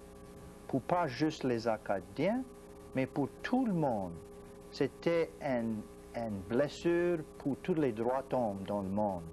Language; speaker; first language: French; non-native, local second language; English